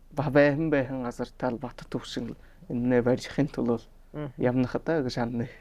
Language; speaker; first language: Mongolian; non-native, local second language; Buriat